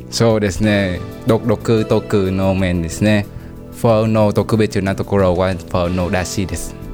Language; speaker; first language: Japanese; non-native, learner; Vietnamese